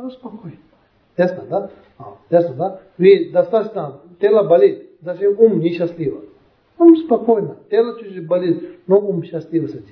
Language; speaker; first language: Russian; non-native, learner; Tibetan